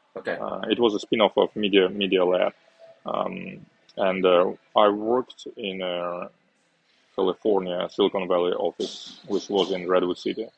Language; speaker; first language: English; non-native, fluent; Uzbek